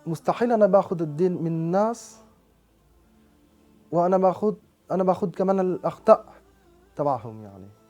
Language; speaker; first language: Arabic; non-native, fluent; French